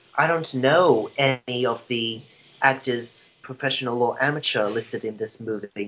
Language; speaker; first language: English; native; English